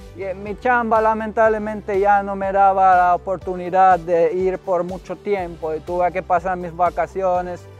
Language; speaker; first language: Spanish; non-native, fluent; Finnish